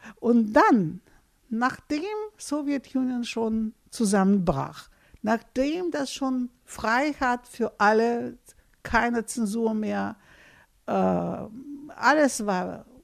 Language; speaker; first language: German; non-native, fluent; Russian